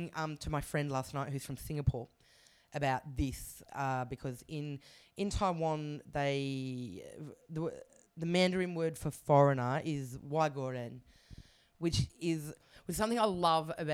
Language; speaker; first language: English; native; English